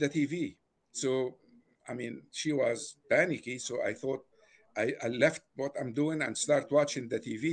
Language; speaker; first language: English; non-native, fluent; Arabic